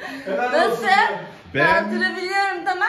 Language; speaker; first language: Turkish; native; Turkish